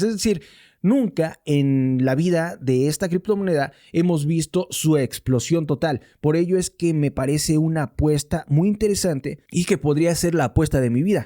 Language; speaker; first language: Spanish; native; Spanish